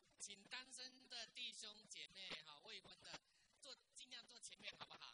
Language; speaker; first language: Chinese; native; Chinese